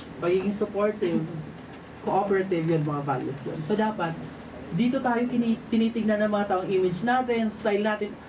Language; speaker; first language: Filipino; non-native, local second language; Waray